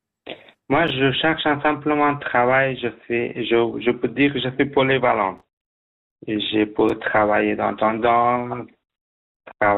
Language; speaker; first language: French; non-native, fluent; Persian